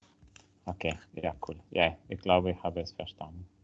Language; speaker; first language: German; non-native, learner; Italian